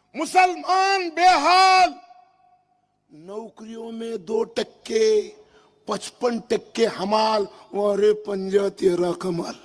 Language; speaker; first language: Hindi; non-native, local second language; Marathi